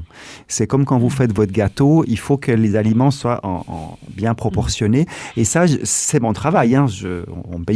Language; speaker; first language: French; native; French